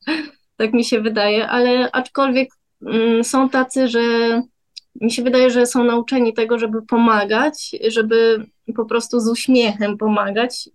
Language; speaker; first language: Polish; early bilingual, heritage; Polish